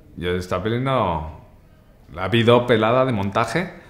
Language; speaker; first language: Spanish; native; Spanish